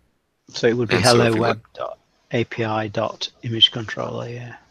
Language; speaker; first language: English; native; English